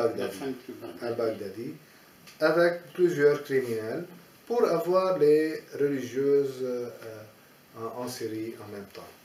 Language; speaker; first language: French; non-native, fluent; Aramaic